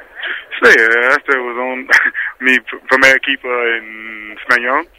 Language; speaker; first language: Spanish; non-native, learner; English